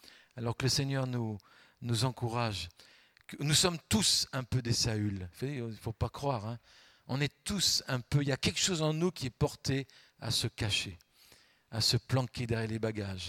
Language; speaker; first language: French; native; French